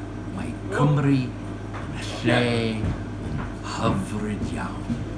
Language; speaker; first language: Welsh; non-native, learner; English